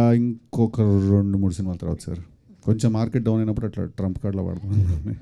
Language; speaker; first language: Telugu; native; Telugu